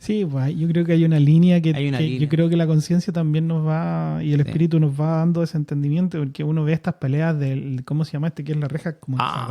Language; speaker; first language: Spanish; native; Spanish